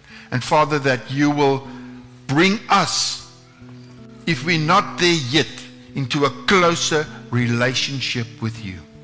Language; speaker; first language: English; non-native, local second language; Afrikaans